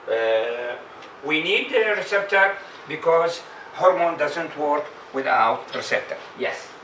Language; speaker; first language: English; non-native, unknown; Arabic